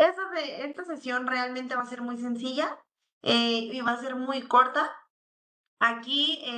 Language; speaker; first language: Spanish; native; Spanish